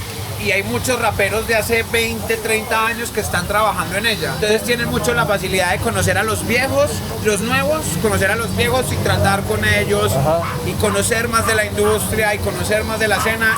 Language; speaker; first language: Spanish; native; Spanish